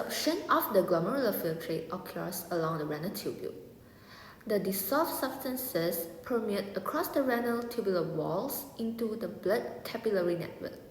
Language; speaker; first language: English; non-native, local second language; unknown